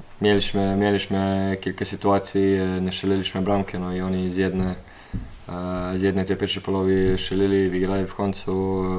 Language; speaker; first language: Polish; non-native, learner; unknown